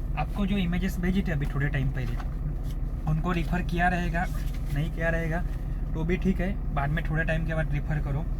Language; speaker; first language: Hindi; non-native, local second language; Marathi